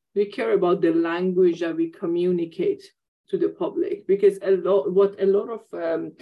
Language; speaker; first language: English; non-native, fluent; Persian